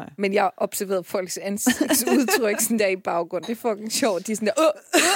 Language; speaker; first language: Danish; early bilingual, other home language; Persian